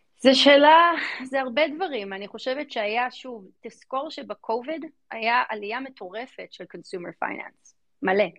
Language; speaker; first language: Hebrew; early bilingual, other home language; English